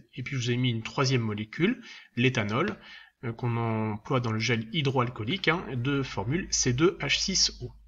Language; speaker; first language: French; native; French